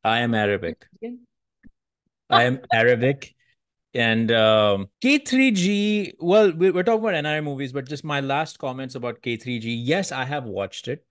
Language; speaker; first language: English; non-native, local second language; Hindi